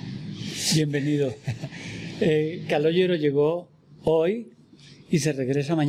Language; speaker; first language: Spanish; native; Spanish